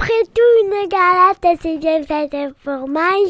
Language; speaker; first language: French; native; French